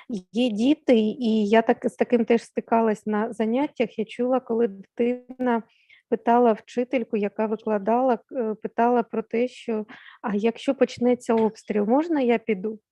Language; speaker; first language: Ukrainian; native; Ukrainian